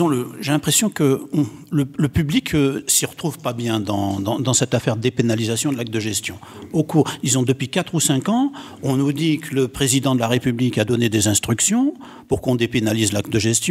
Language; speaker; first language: French; non-native, local second language; Arabic